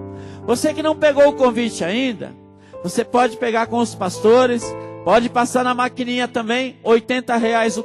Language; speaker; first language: Portuguese; native; Portuguese